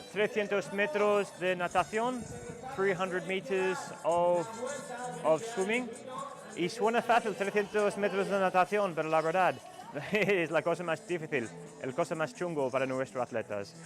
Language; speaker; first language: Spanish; non-native, learner; English